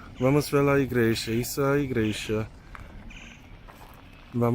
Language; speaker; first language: Portuguese; non-native, learner; English